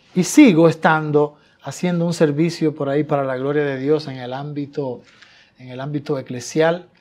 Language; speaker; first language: Spanish; native; Spanish